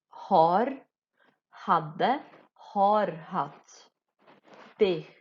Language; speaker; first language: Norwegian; non-native, fluent; Portuguese